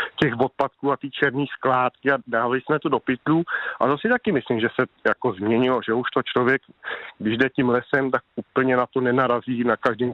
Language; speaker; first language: Czech; native; Czech